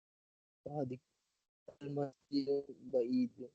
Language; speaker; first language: Arabic; non-native, learner; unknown